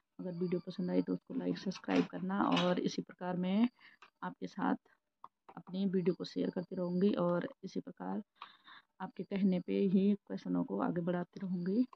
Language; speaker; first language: Hindi; native; Hindi